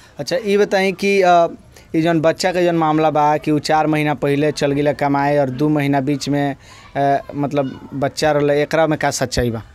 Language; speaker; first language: Hindi; native; Hindi